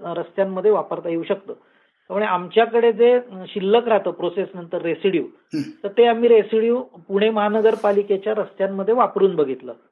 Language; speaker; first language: Marathi; native; Marathi